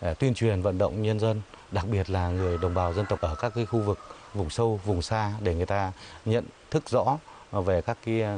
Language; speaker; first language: Vietnamese; non-native, local second language; Hmong